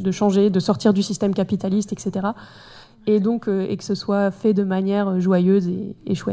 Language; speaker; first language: French; native; French